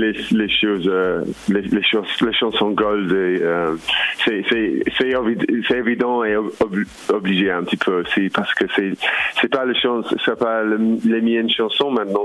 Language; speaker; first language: French; non-native, fluent; English